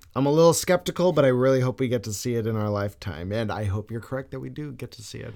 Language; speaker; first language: English; native; English